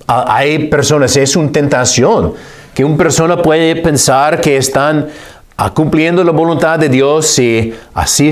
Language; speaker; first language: Spanish; non-native, fluent; English